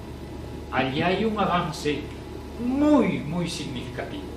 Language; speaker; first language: Spanish; native; Spanish